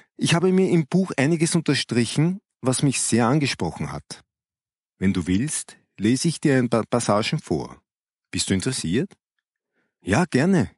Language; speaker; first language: German; native; German